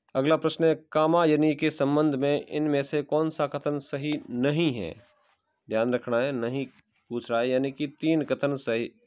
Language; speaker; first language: Hindi; native; Hindi